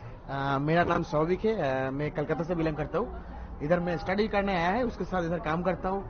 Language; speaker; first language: Hindi; non-native, local second language; Bangla